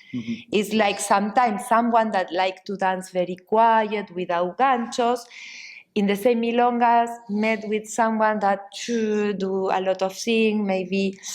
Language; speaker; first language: English; non-native, learner; Spanish